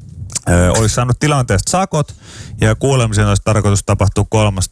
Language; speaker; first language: Finnish; native; Finnish